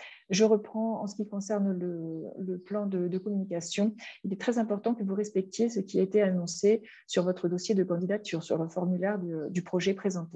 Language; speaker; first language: French; native; French